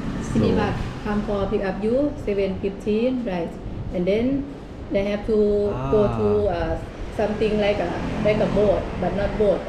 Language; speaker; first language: English; non-native, learner; Thai